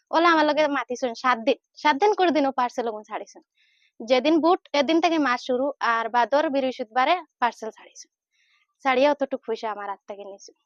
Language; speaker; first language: Bangla; native; Bangla